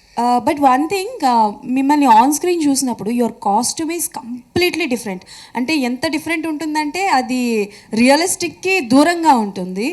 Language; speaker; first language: Telugu; native; Telugu